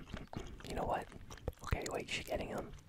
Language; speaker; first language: English; native; English